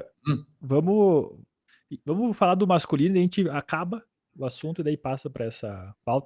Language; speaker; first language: Portuguese; native; Portuguese